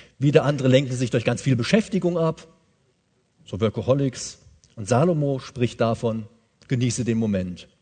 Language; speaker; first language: German; native; German